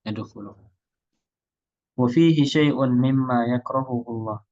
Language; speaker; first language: Arabic; non-native, fluent; Indonesian